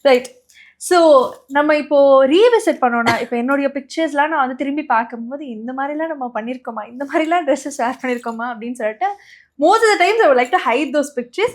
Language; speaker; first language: Tamil; native; Tamil